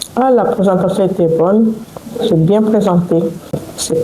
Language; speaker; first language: French; non-native, local second language; Lingala